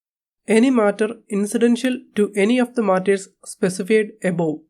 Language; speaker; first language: English; non-native, local second language; Malayalam